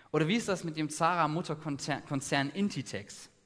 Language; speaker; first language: German; native; German